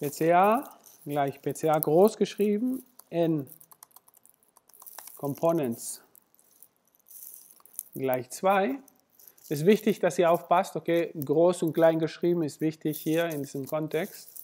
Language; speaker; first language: German; non-native, fluent; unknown